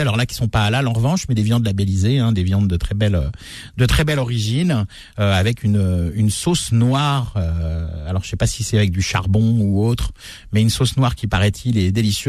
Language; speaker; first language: French; native; French